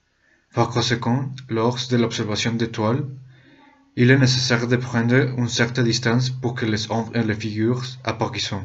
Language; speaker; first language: French; non-native, learner; Spanish